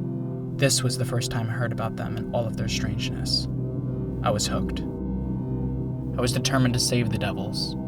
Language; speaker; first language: English; native; English